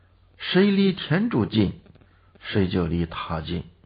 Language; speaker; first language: Chinese; native; Chinese